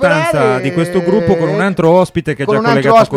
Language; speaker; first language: Italian; native; Italian